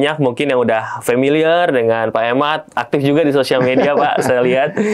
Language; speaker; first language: Indonesian; native; Indonesian